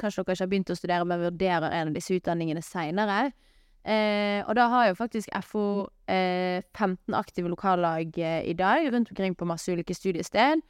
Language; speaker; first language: Norwegian; native; Norwegian